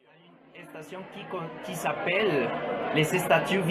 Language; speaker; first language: French; non-native, learner; Spanish